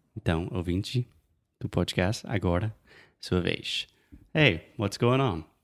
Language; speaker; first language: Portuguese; non-native, fluent; English